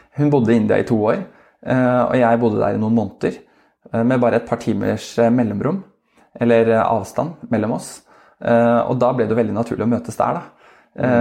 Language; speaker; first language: Norwegian; native; Norwegian